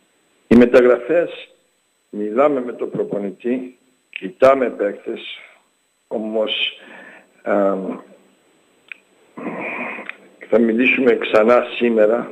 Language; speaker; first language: Greek; early bilingual, heritage; English